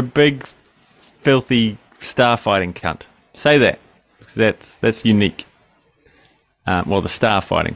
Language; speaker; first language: English; native; English